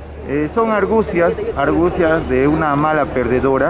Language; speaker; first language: Spanish; native; Spanish